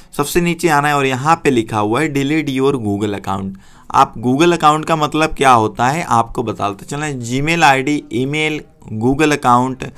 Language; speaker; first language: Hindi; native; Hindi